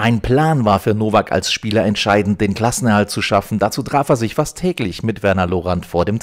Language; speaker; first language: German; native; German